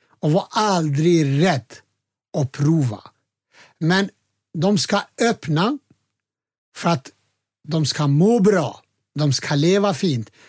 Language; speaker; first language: Swedish; non-native, fluent; Albanian